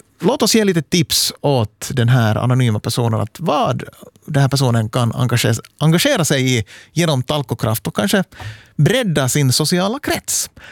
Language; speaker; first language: Swedish; native; Swedish